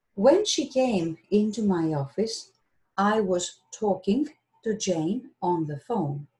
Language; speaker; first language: English; non-native, fluent; Greek